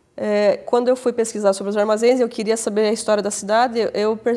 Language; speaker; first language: Portuguese; native; Portuguese